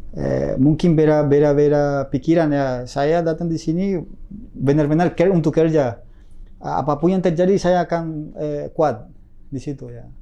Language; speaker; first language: Indonesian; non-native, fluent; Spanish